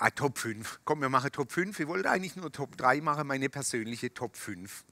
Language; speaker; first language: German; native; German